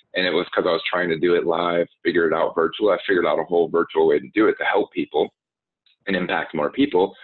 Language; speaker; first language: English; native; English